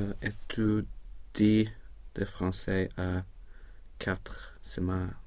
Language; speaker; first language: French; non-native, learner; Swedish